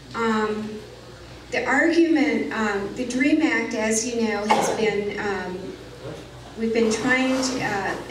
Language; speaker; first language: English; native; English